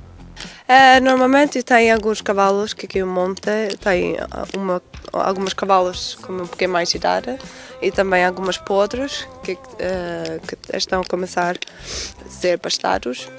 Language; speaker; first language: Portuguese; non-native, learner; Swedish